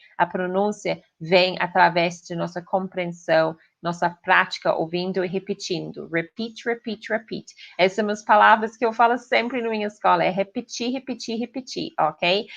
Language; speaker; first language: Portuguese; non-native, fluent; English